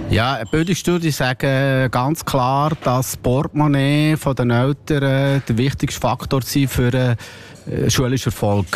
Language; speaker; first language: German; native; German